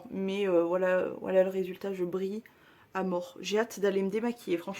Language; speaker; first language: French; native; French